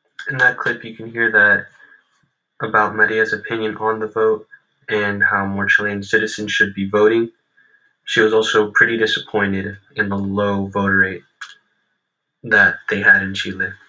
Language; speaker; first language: English; early bilingual, other home language; Spanish